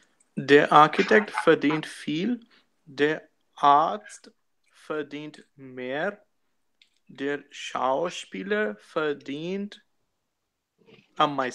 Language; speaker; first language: German; non-native, learner; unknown